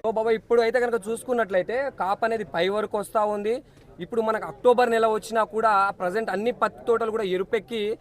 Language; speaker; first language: Telugu; native; Telugu